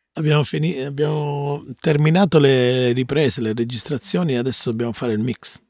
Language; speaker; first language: Italian; native; Italian